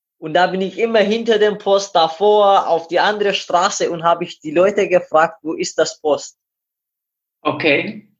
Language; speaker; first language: German; non-native, learner; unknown